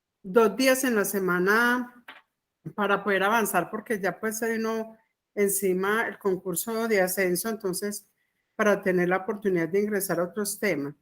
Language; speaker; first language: Spanish; native; Spanish